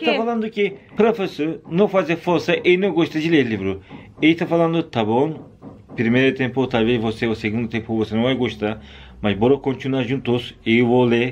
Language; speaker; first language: Portuguese; non-native, learner; Turkish